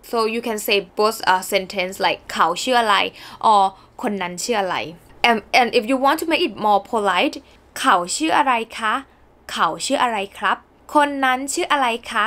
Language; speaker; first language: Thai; native; Thai